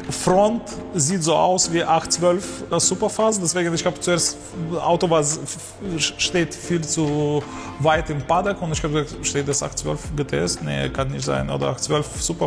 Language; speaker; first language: German; non-native, learner; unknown